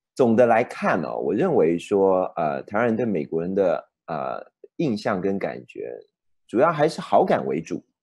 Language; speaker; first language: Chinese; native; Chinese